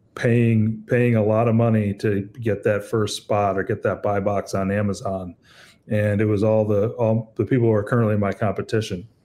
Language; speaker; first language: English; native; English